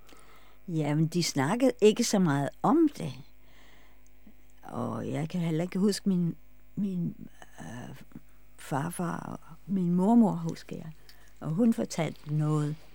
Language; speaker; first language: Danish; non-native, fluent; English